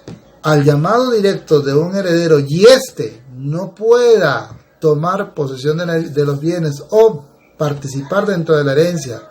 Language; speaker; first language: Spanish; native; Spanish